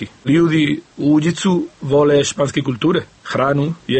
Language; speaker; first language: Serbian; non-native, learner; Spanish